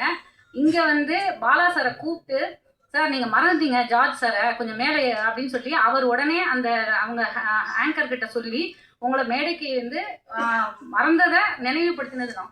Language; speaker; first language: Tamil; native; Tamil